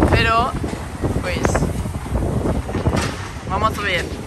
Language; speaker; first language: Spanish; non-native, learner; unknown